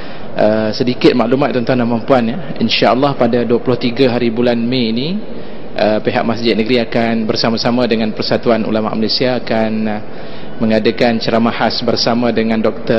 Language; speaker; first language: Malay; native; Malay